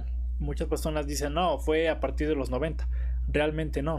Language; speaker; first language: Spanish; native; Spanish